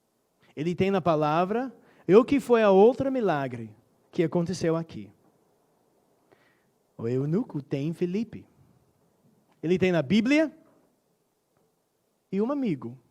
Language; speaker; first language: Portuguese; non-native, fluent; English